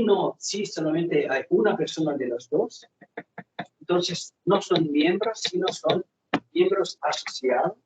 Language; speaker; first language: Spanish; non-native, fluent; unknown